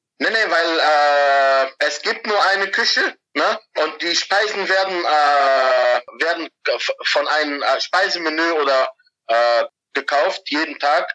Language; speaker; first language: German; non-native, fluent; Arabic